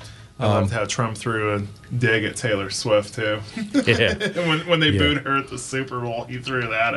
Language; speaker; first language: English; native; English